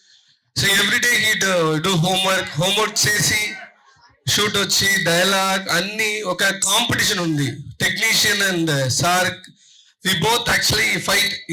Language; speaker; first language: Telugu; non-native, learner; Tamil